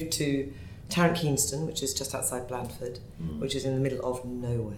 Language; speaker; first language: English; native; English